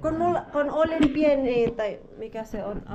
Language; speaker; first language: Finnish; non-native, learner; Filipino